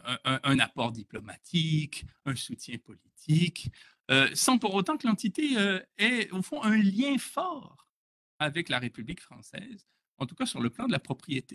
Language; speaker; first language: French; native; French